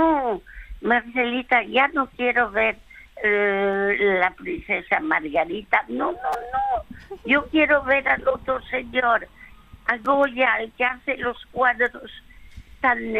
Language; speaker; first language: Spanish; early bilingual, other home language; French